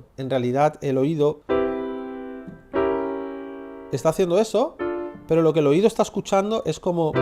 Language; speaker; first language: Spanish; native; Spanish